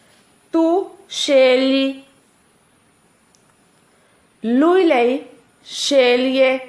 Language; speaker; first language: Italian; non-native, fluent; Urdu